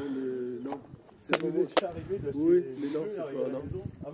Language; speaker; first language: French; native; French